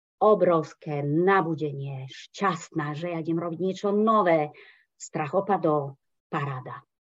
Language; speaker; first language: Slovak; non-native, local second language; Hungarian